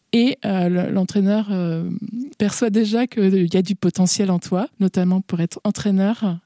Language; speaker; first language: French; native; French